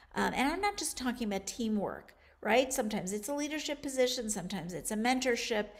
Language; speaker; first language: English; native; English